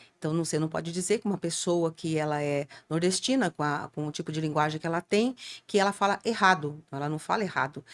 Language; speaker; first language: Portuguese; native; Portuguese